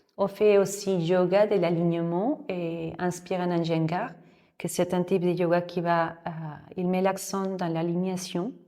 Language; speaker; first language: French; non-native, fluent; Spanish